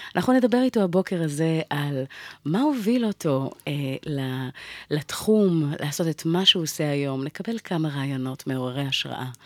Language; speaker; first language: Hebrew; native; Hebrew